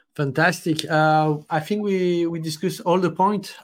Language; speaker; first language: English; non-native, fluent; French